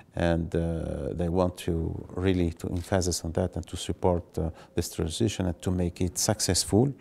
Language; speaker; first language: English; non-native, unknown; Arabic